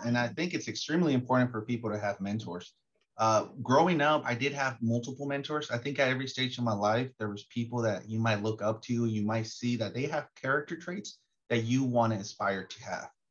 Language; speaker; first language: English; early bilingual, other home language; Spanish